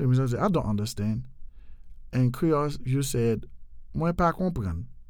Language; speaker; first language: English; non-native, fluent; Haitian Creole